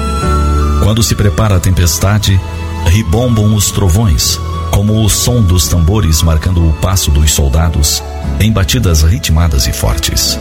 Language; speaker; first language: Portuguese; native; Portuguese